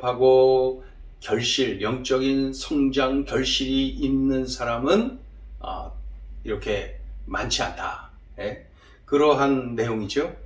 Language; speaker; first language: Korean; native; Korean